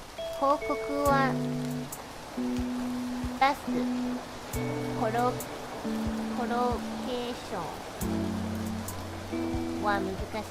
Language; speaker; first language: Japanese; non-native, learner; Chinese